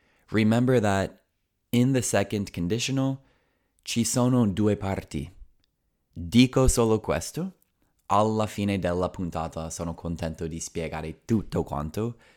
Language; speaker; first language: Italian; non-native, fluent; English